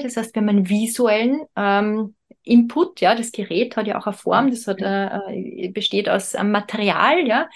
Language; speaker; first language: German; native; German